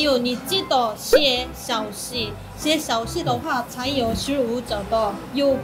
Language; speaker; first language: Chinese; non-native, fluent; Korean